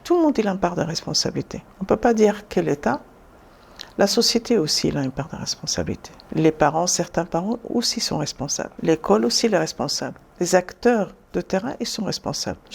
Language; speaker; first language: French; non-native, local second language; Arabic